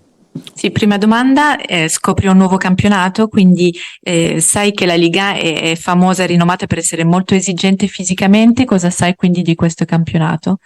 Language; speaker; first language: Italian; native; Italian